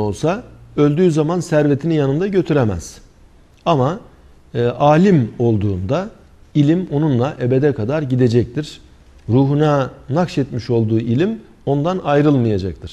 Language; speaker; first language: Turkish; native; Turkish